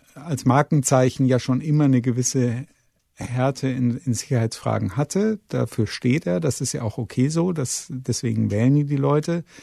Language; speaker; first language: German; native; German